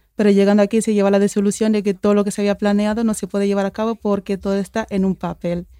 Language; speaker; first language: Spanish; early bilingual, other home language; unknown